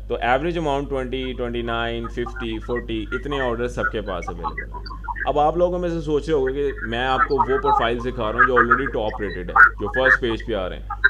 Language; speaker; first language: Urdu; non-native, local second language; Punjabi